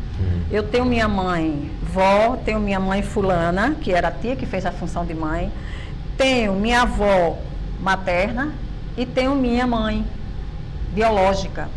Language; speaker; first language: Portuguese; native; Portuguese